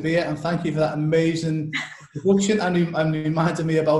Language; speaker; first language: English; native; English